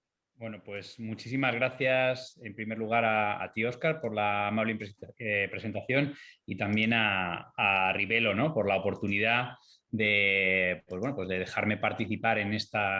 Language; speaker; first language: Spanish; native; Spanish